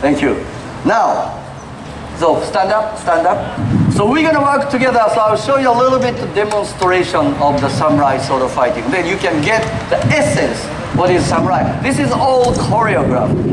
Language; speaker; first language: English; non-native, fluent; Japanese